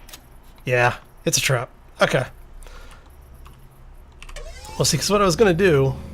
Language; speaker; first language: English; native; English